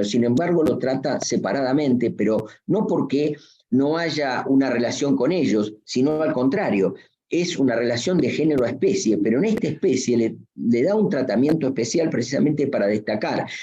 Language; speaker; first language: Spanish; native; Spanish